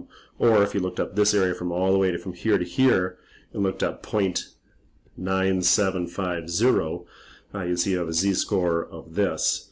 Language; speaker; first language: English; native; English